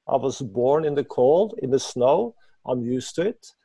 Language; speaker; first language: English; non-native, fluent; Norwegian